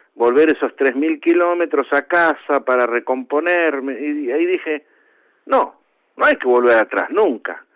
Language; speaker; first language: Spanish; native; Spanish